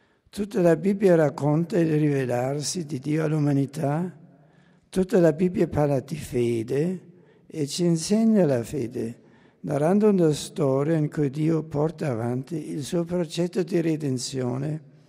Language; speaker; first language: Italian; non-native, fluent; German